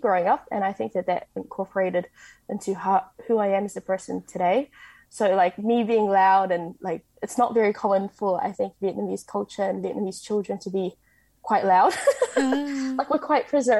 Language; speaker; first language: English; native; English